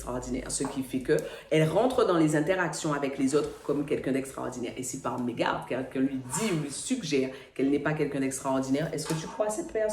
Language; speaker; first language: French; native; French